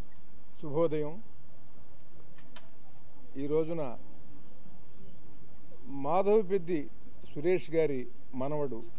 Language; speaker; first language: Telugu; native; Telugu